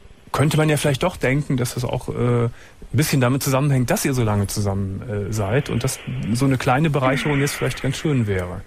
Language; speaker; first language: German; native; German